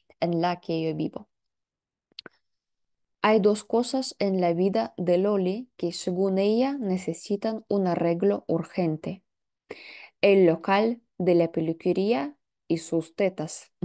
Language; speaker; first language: Spanish; non-native, fluent; Russian